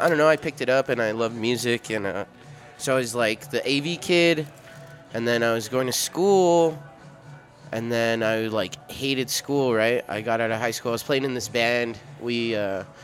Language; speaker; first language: English; early bilingual, other home language; Spanish